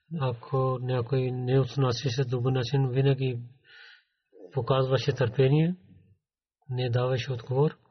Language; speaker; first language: Bulgarian; non-native, learner; Urdu